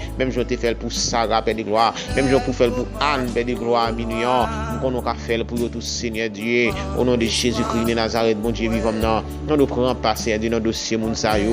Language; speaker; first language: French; non-native, local second language; Haitian Creole